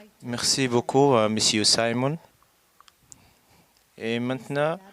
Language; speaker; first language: French; non-native, learner; Arabic